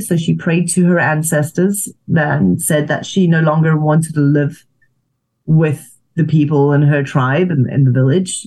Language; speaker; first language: English; native; English